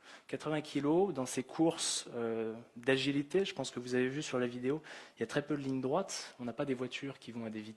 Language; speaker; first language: French; native; French